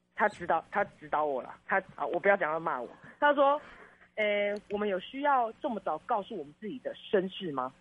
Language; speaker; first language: Chinese; native; Chinese